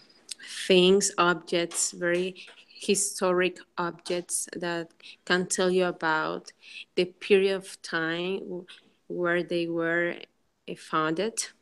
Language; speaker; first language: English; non-native, learner; Spanish